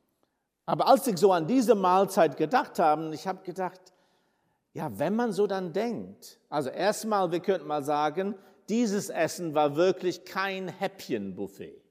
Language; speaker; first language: German; non-native, fluent; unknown